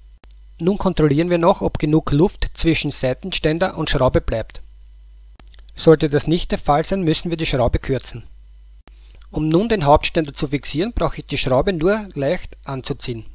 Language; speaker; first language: German; native; German